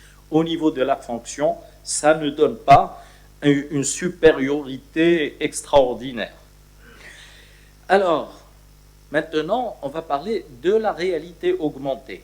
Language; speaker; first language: French; non-native, local second language; Arabic